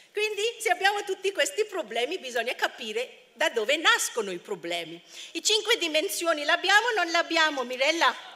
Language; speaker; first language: Italian; non-native, fluent; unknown